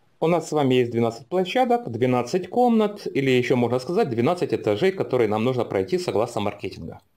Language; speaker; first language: Russian; native; Russian